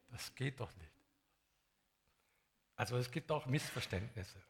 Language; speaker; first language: German; native; German